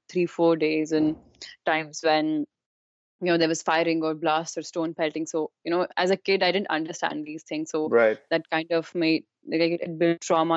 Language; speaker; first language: English; non-native, local second language; Kashmiri